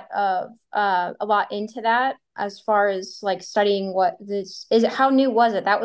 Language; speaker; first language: English; native; English